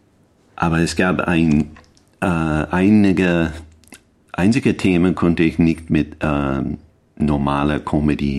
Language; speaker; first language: German; non-native, learner; English